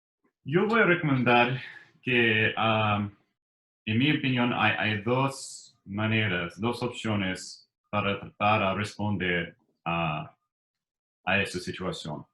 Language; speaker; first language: Spanish; non-native, learner; English